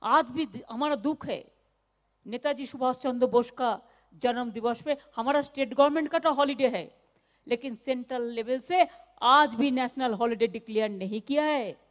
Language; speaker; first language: Hindi; non-native, local second language; Bangla